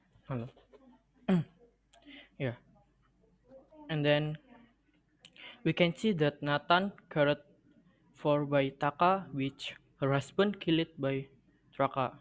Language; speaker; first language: English; non-native, learner; Indonesian